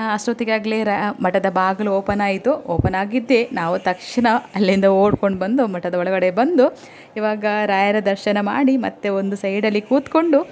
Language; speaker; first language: Kannada; non-native, local second language; Tulu